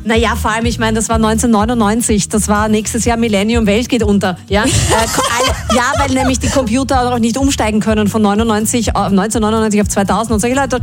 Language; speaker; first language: German; native; German